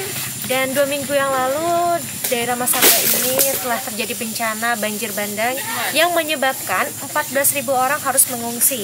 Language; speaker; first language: Indonesian; native; Indonesian